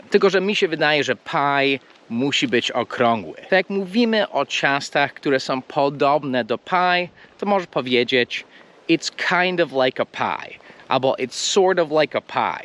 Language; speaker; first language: Polish; non-native, fluent; English